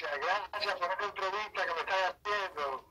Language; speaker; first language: Spanish; native; Spanish